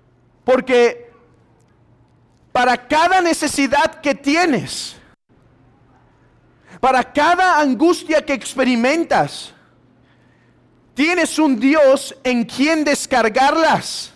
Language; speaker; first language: Spanish; native; Spanish